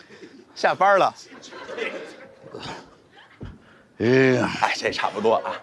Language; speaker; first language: Chinese; native; Chinese